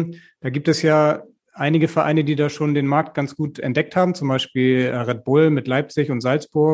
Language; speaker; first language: German; native; German